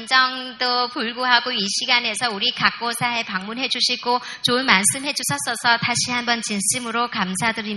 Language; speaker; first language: Korean; non-native, fluent; Vietnamese